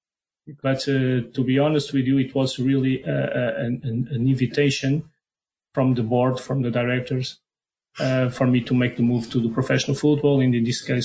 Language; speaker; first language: English; non-native, fluent; Portuguese